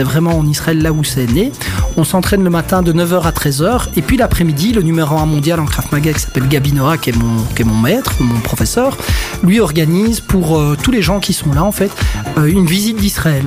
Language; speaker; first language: French; native; French